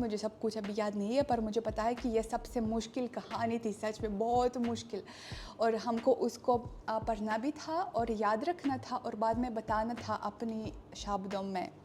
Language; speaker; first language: Hindi; non-native, fluent; Russian